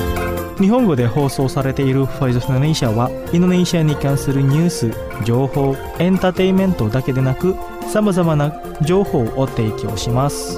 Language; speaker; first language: Japanese; non-native, fluent; Indonesian